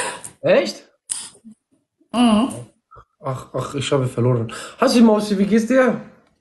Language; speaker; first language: German; non-native, learner; Turkish